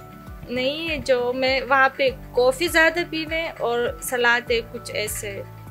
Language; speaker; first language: Hindi; non-native, learner; Russian